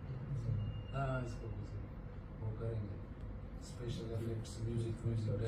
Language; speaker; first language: Hindi; non-native, local second language; Pashto